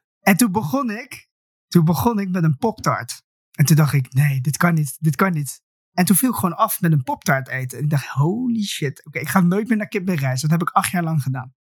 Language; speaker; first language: Dutch; native; Dutch